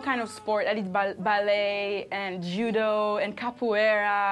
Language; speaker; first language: English; non-native, fluent; Hebrew